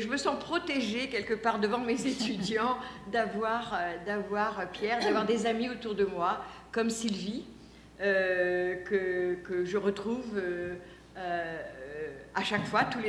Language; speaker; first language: French; native; French